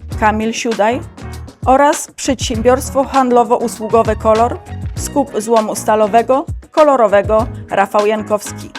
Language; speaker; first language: Polish; native; Polish